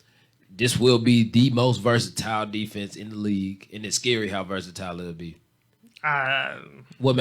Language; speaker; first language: English; native; English